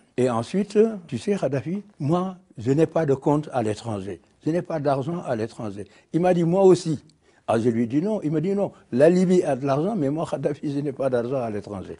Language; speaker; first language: French; non-native, local second language; Wolof